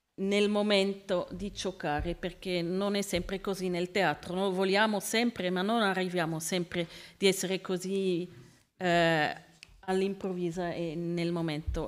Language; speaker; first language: Italian; non-native, learner; Swiss German